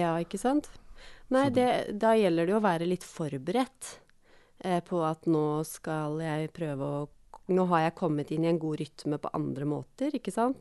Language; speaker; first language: Norwegian; native; Norwegian